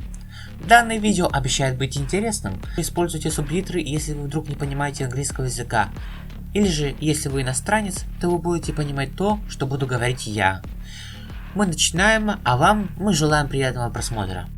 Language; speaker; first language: Russian; native; Russian